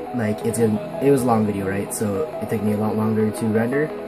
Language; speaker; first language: English; native; English